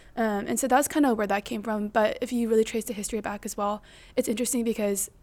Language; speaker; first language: English; native; English